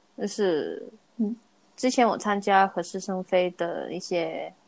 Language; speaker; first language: Chinese; non-native, local second language; Cantonese